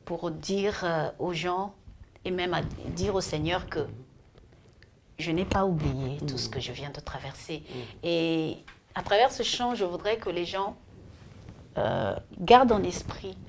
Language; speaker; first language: French; non-native, local second language; Lingala